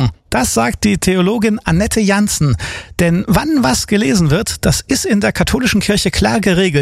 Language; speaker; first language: German; native; German